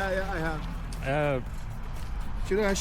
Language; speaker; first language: English; non-native, learner; Arabic